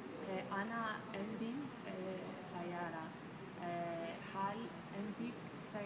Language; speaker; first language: Arabic; non-native, learner; English